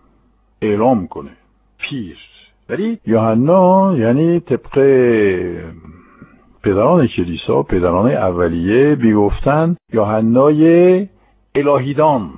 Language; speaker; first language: Persian; non-native, fluent; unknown